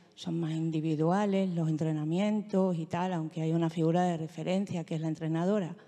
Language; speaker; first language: Spanish; native; Spanish